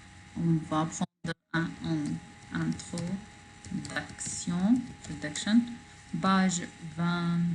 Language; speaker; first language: French; non-native, learner; Arabic